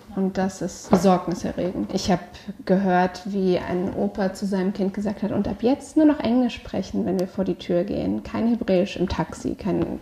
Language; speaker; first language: German; native; German